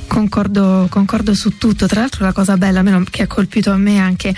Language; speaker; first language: Italian; native; Italian